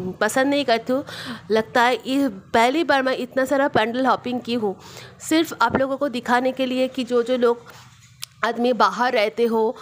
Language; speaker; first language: Hindi; non-native, local second language; Bangla